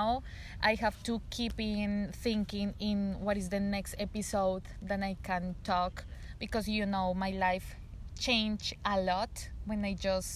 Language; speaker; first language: English; non-native, learner; Spanish